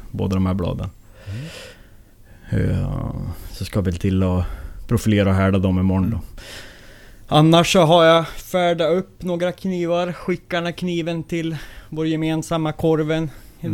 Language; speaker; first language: Swedish; native; Swedish